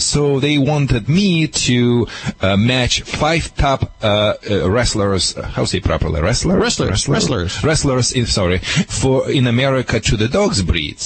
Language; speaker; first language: English; non-native, fluent; Romanian